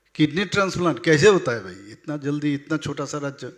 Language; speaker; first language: Hindi; non-native, local second language; Bangla